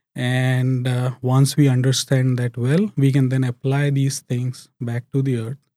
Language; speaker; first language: English; non-native, local second language; Hindi